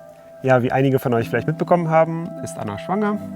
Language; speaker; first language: German; native; German